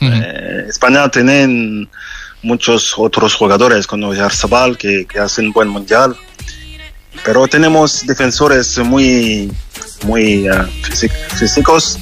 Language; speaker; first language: Spanish; non-native, fluent; French